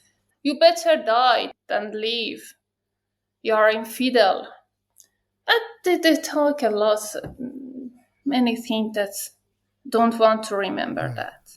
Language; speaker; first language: English; non-native, learner; Persian